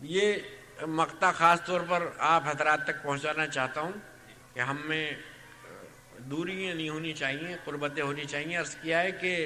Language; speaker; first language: Urdu; native; Urdu